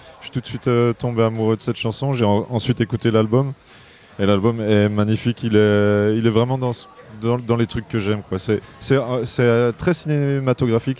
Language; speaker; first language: French; native; French